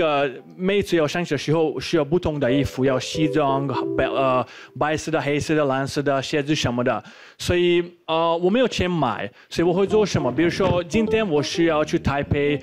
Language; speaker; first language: Chinese; non-native, fluent; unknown